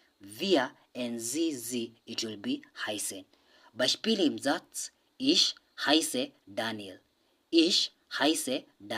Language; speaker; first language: German; non-native, learner; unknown